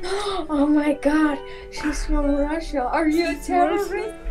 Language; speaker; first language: English; non-native, fluent; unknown